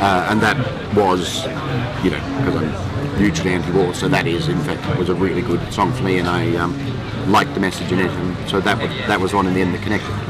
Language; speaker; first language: English; native; English